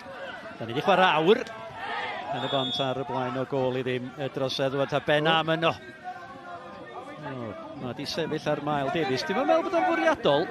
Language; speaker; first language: Welsh; native; Welsh